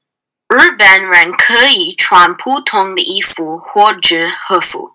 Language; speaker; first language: Chinese; non-native, learner; English